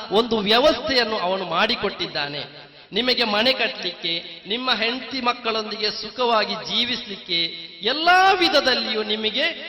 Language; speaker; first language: Kannada; non-native, local second language; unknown